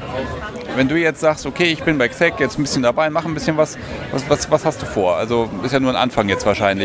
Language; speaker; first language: German; native; German